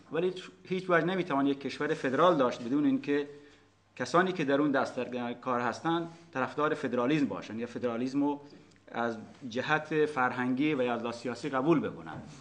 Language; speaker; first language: Persian; non-native, local second language; Baluchi